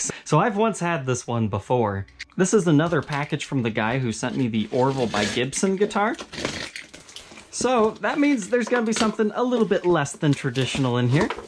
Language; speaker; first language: English; native; English